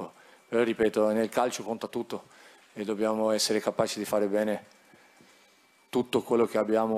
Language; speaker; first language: Italian; non-native, fluent; Portuguese